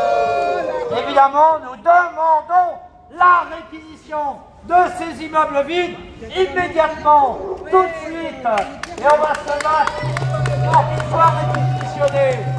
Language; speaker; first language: French; native; French